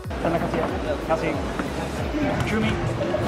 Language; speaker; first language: Indonesian; non-native, learner; English